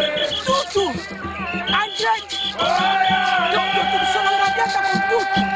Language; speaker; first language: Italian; non-native, learner; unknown